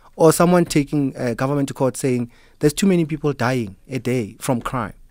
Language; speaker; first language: English; non-native, local second language; Southern Sotho